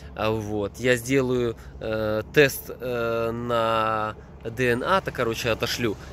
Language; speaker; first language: Russian; native; Russian